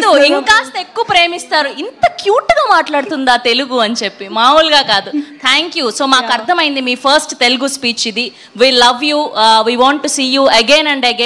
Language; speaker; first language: Telugu; native; Telugu